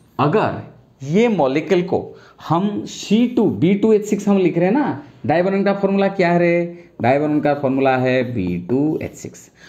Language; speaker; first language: Hindi; non-native, local second language; Bangla